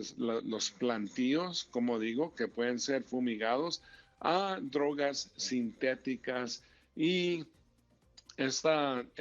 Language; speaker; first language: Spanish; early bilingual, heritage; Spanish